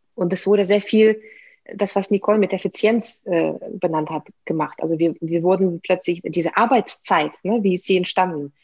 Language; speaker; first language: German; non-native, fluent; Russian